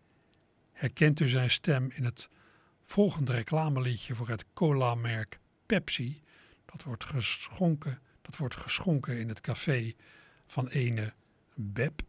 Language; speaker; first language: Dutch; native; Dutch